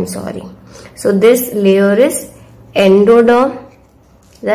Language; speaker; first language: English; non-native, local second language; Hindi